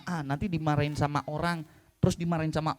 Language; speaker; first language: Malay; non-native, local second language; Javanese